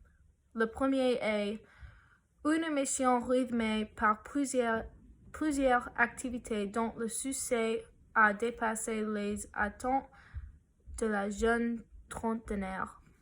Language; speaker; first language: French; non-native, learner; English